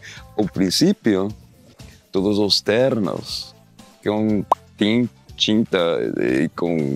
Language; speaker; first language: Portuguese; non-native, learner; Spanish